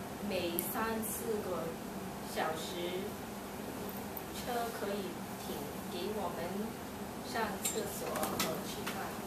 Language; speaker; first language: Chinese; non-native, learner; English